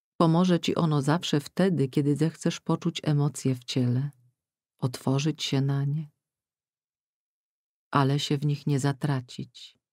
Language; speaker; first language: Polish; native; Polish